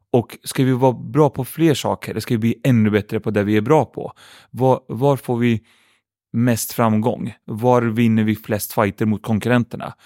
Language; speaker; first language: Swedish; early bilingual, other home language; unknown